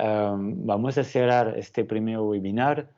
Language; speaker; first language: Spanish; non-native, fluent; French